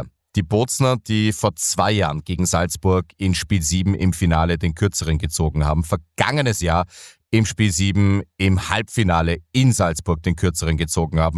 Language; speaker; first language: German; native; German